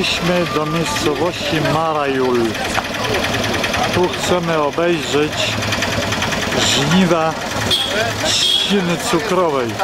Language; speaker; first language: Polish; native; Polish